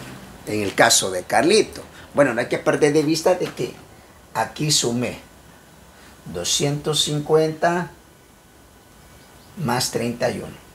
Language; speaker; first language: Spanish; native; Spanish